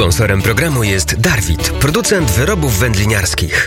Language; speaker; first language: Polish; native; Polish